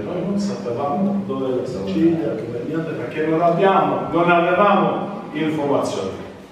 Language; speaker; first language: Italian; non-native, fluent; Albanian